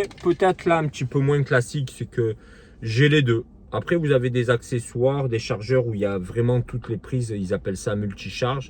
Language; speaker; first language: French; native; French